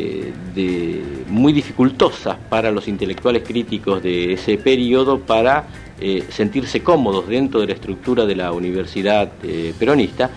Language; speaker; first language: Spanish; native; Spanish